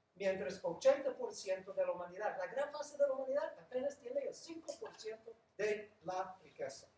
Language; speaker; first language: Spanish; non-native, fluent; English